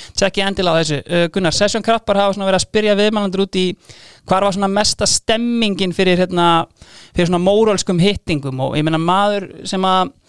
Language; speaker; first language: Icelandic; native; Icelandic